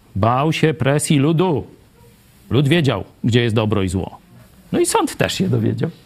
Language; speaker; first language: Polish; native; Polish